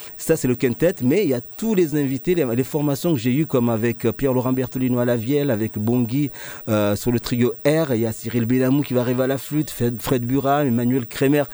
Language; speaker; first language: French; early bilingual, other home language; Ngazidja Comorian